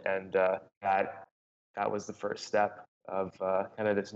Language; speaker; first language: English; native; English